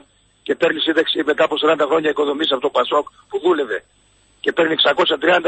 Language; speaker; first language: Greek; native; Greek